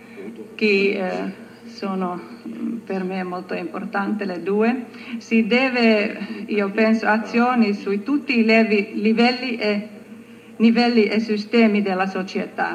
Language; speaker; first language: Italian; non-native, learner; Finnish